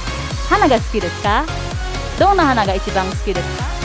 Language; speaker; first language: Japanese; non-native, learner; Indonesian